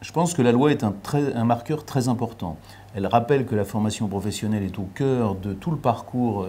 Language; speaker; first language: French; native; French